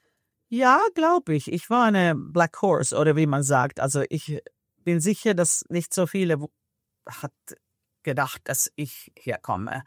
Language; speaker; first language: German; non-native, fluent; Finnish